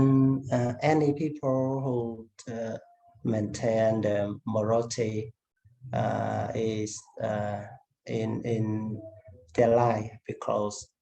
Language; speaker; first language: English; non-native, learner; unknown